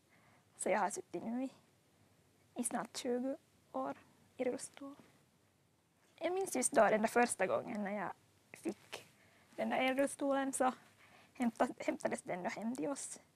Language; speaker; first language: Swedish; native; Swedish